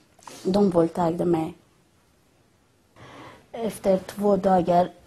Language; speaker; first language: Swedish; non-native, learner; Persian